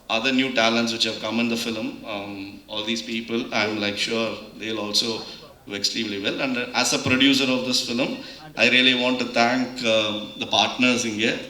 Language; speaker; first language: English; non-native, local second language; Tamil